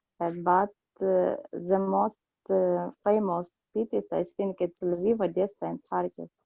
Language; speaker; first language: English; non-native, learner; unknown